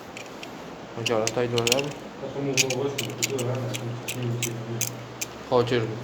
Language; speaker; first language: French; native; French